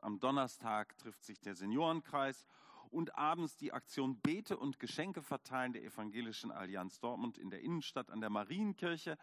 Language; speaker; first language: German; native; German